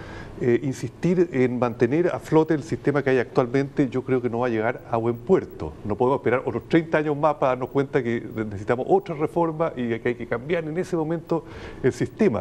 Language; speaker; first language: Spanish; native; Spanish